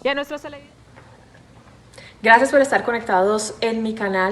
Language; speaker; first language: Spanish; native; Spanish